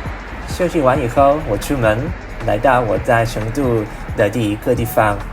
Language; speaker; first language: Chinese; non-native, learner; Vietnamese